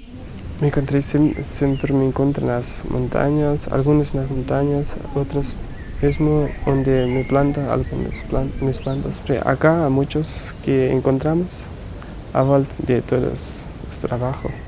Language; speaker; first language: Spanish; non-native, learner; Portuguese